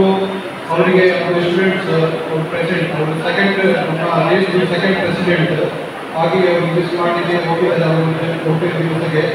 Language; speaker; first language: Kannada; non-native, learner; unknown